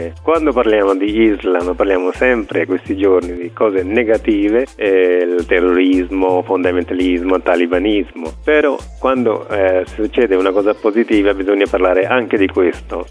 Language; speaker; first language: Italian; non-native, fluent; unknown